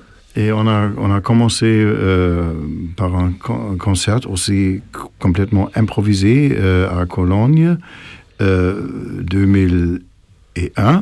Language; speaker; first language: French; non-native, fluent; German